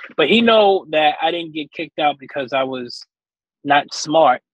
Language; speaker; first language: English; native; English